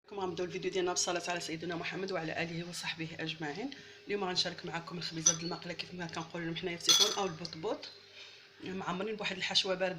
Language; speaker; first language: Arabic; native; Arabic